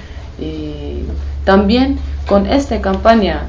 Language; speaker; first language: Spanish; non-native, learner; Kurdish